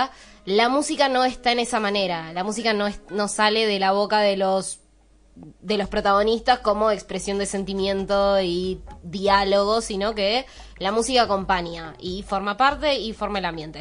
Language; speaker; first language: Spanish; native; Spanish